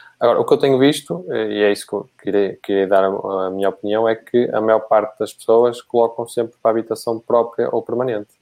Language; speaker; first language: Portuguese; native; Portuguese